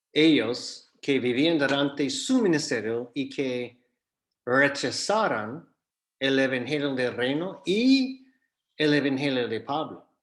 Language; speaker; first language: Spanish; non-native, fluent; English